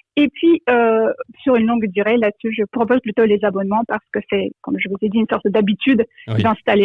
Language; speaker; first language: French; non-native, fluent; Russian